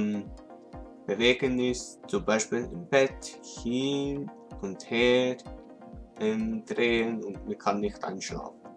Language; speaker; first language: German; non-native, local second language; Swiss German